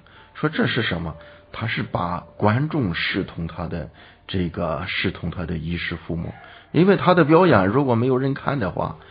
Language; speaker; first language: Chinese; native; Chinese